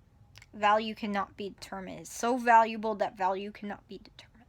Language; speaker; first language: English; native; English